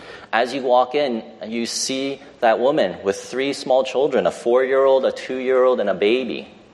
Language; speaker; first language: English; early bilingual, other home language; Chinese